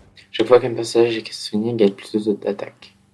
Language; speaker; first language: French; native; French